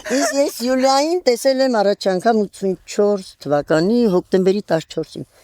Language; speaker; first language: Armenian; native; Armenian